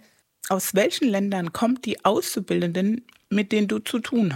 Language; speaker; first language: German; non-native, fluent; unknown